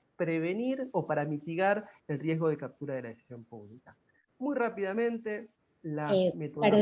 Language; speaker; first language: Spanish; native; Spanish